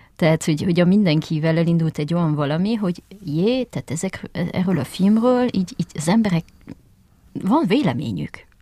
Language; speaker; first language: Hungarian; early bilingual, heritage; French